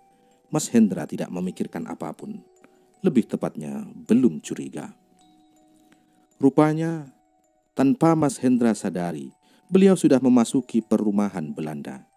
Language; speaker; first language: Indonesian; native; Indonesian